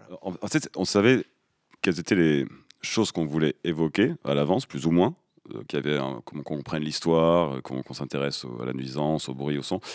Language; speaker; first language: French; native; French